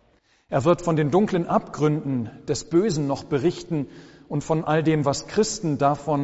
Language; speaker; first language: German; native; German